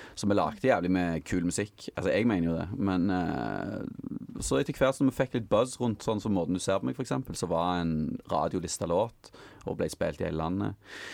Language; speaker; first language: Norwegian; native; Norwegian